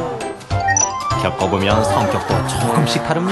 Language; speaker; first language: Korean; native; Korean